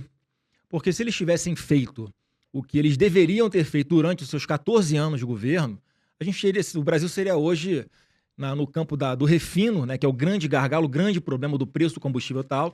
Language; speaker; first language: Portuguese; native; Portuguese